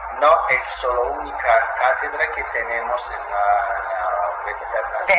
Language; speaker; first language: Spanish; non-native, fluent; Azerbaijani